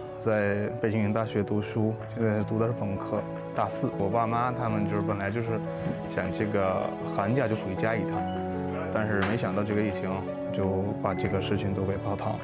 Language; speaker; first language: Chinese; non-native, fluent; Urdu